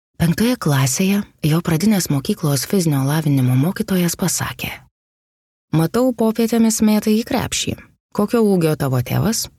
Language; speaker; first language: Lithuanian; native; Lithuanian